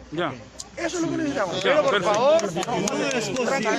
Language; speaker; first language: Spanish; native; Spanish